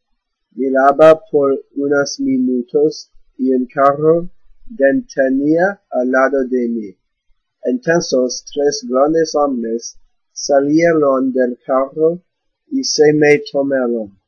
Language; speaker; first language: Spanish; non-native, learner; English